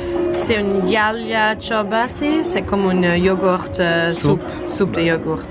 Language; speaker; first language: French; non-native, learner; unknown